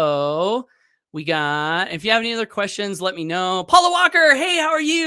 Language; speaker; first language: English; native; English